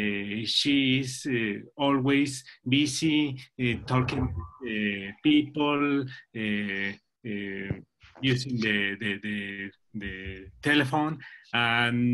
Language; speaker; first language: English; non-native, learner; Spanish